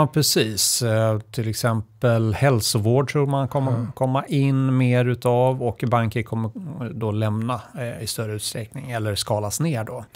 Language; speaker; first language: Swedish; native; Swedish